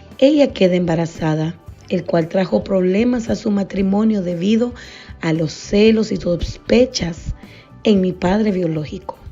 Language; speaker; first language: Spanish; native; Spanish